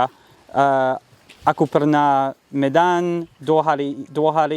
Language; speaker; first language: Indonesian; non-native, learner; English